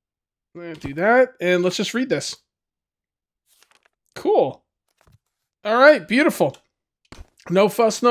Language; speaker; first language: English; native; English